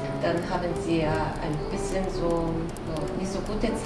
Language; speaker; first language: German; non-native, fluent; Korean